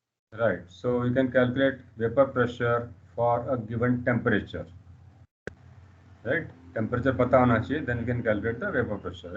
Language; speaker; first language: English; non-native, local second language; Hindi